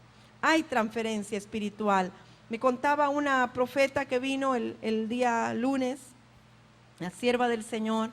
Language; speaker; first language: Spanish; native; Spanish